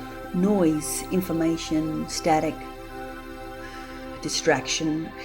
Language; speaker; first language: English; native; English